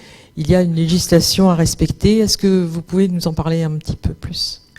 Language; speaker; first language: French; native; French